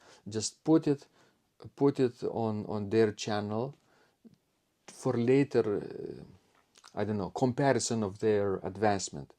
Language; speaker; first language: English; non-native, fluent; Lithuanian